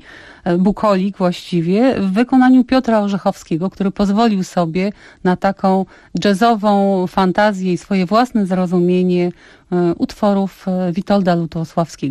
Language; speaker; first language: Polish; native; Polish